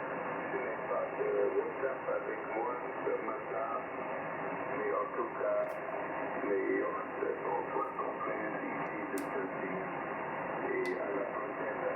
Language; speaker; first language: French; non-native, local second language; German